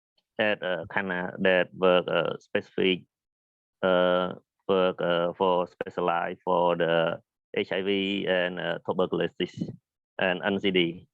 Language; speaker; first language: English; non-native, learner; Khmer